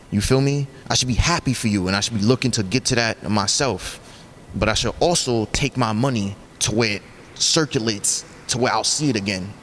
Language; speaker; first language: English; native; English